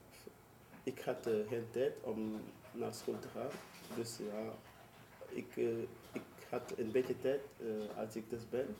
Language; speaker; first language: Dutch; non-native, learner; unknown